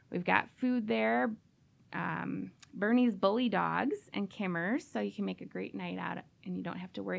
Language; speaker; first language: English; native; English